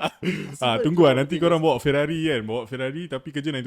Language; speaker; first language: Malay; native; Malay